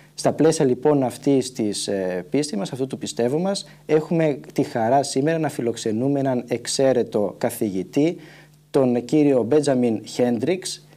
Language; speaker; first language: Greek; native; Greek